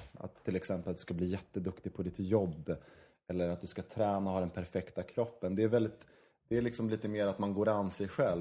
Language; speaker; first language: Swedish; native; Swedish